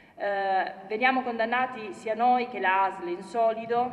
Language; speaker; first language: Italian; native; Italian